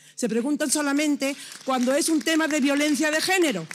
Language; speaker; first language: Spanish; native; Spanish